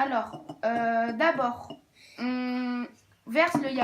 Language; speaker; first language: French; native; French